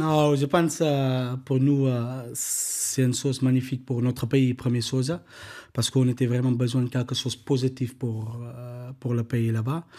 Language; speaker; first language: French; non-native, learner; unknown